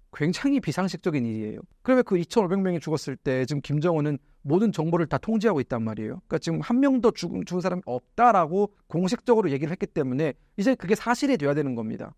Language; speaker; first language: Korean; native; Korean